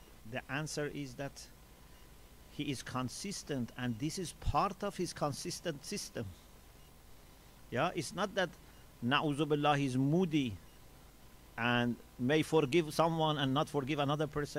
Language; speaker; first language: English; non-native, fluent; Persian